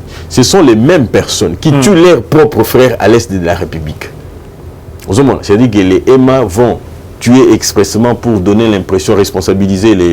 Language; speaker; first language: French; non-native, local second language; Lingala